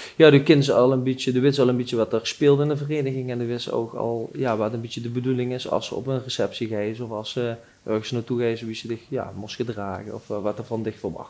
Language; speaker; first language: Dutch; native; Dutch